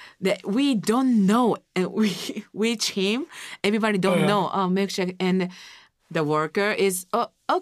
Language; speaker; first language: English; non-native, learner; Japanese